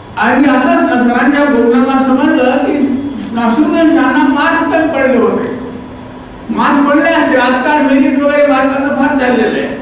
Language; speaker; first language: Marathi; native; Marathi